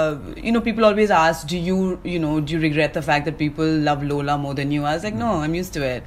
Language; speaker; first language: English; non-native, local second language; Malayalam